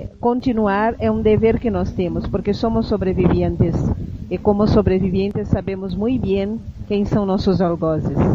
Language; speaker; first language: Spanish; non-native, learner; Portuguese